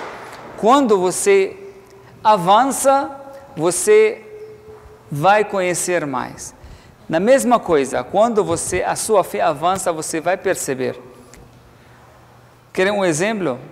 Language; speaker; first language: Portuguese; non-native, learner; Arabic